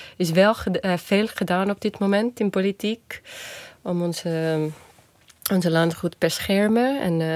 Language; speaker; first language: Dutch; non-native, fluent; Estonian